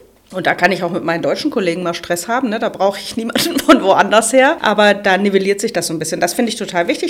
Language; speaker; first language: German; native; German